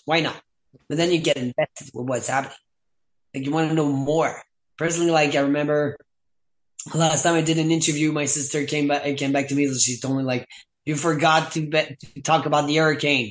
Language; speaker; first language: English; non-native, fluent; French